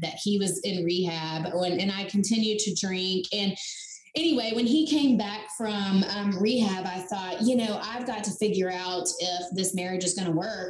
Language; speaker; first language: English; native; English